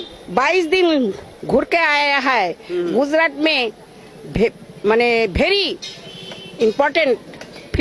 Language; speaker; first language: Hindi; non-native, learner; Bangla